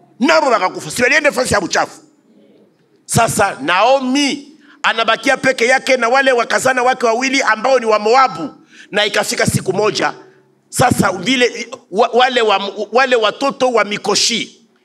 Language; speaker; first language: Swahili; non-native, local second language; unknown